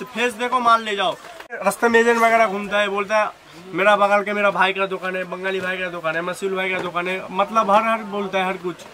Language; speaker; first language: Hindi; non-native, local second language; Bangla